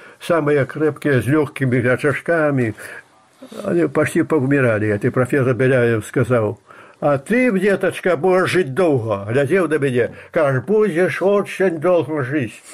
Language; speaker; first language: Russian; non-native, local second language; Belarusian